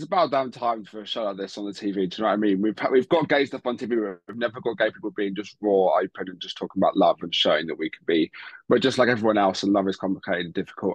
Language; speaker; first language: English; native; English